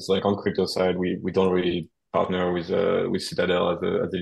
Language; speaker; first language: English; non-native, fluent; French